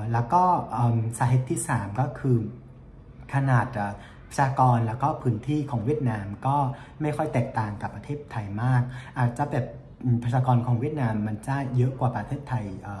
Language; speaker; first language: Thai; non-native, fluent; Vietnamese